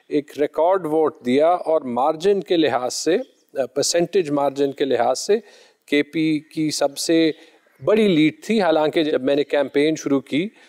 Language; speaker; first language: Urdu; non-native, local second language; Pashto